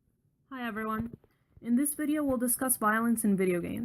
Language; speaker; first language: English; native; English